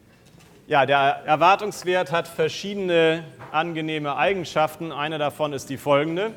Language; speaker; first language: German; native; German